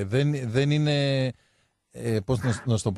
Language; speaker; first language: Greek; native; Greek